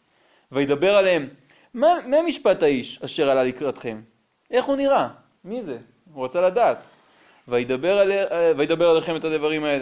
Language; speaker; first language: Hebrew; native; Hebrew